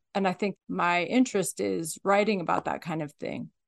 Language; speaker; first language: English; native; English